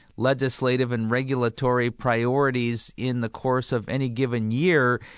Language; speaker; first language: English; native; English